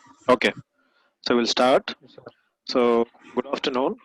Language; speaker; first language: English; non-native, local second language; Telugu